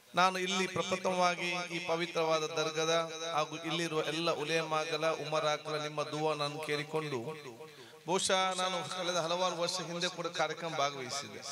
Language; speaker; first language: Kannada; non-native, local second language; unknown